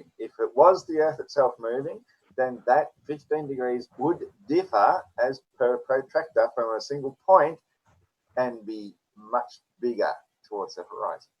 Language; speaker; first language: English; native; English